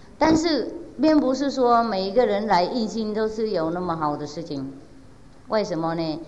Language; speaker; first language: Chinese; non-native, fluent; Vietnamese